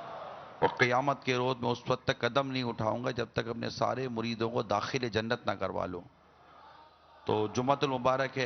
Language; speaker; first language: Urdu; native; Urdu